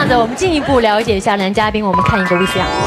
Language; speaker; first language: Chinese; native; Chinese